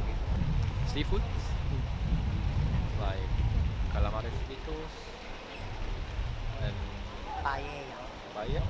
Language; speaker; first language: English; non-native, learner; Korean